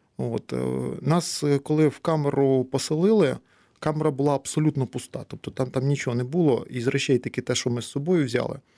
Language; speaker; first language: Ukrainian; non-native, local second language; Russian